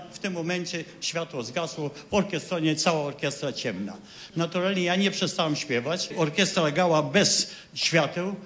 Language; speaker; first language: Polish; native; Polish